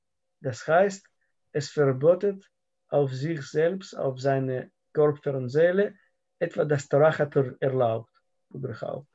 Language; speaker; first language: German; non-native, fluent; Russian